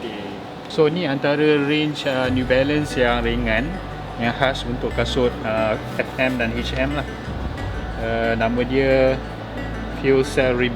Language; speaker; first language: Malay; native; Malay